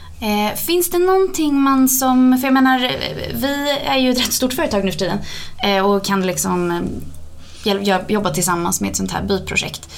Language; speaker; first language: Swedish; native; Swedish